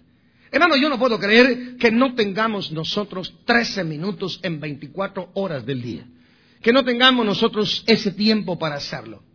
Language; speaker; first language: Spanish; native; Spanish